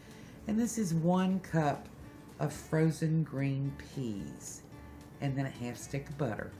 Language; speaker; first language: English; native; English